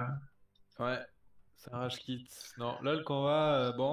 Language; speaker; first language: French; native; French